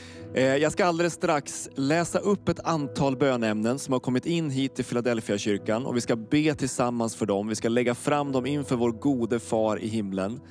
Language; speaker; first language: Swedish; native; Swedish